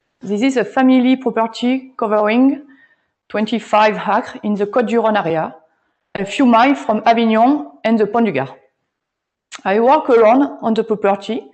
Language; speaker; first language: English; non-native, learner; French